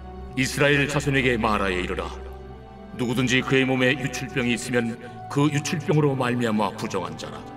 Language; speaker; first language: Korean; native; Korean